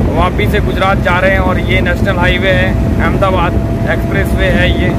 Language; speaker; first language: Hindi; non-native, local second language; Gujarati